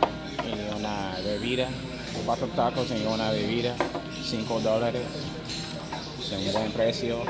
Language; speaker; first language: Spanish; non-native, learner; English